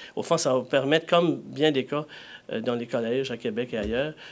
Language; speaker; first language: French; native; French